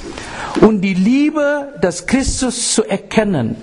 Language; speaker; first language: German; non-native, fluent; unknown